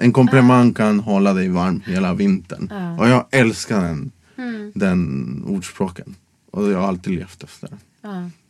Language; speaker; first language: Swedish; non-native, fluent; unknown